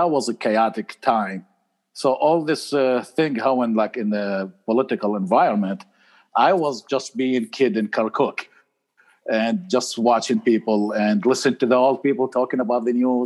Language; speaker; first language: English; non-native, fluent; Arabic